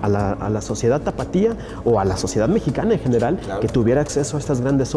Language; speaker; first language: Spanish; native; Spanish